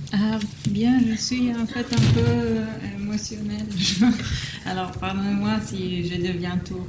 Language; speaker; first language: French; non-native, fluent; Italian